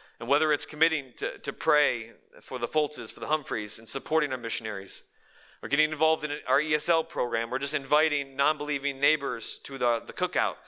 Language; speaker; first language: English; native; English